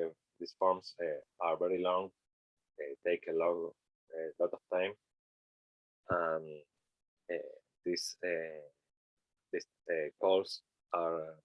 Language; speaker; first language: English; non-native, learner; Spanish